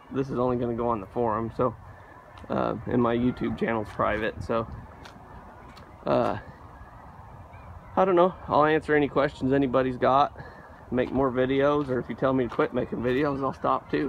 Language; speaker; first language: English; native; English